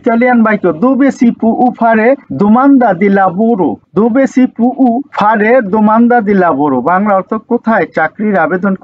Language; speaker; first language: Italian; non-native, learner; Bangla